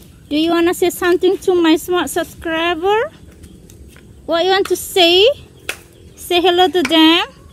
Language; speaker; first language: English; non-native, learner; Indonesian